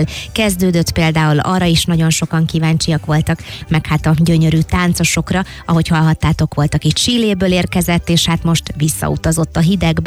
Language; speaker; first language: Hungarian; native; Hungarian